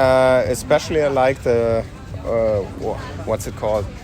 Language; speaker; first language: English; non-native, fluent; German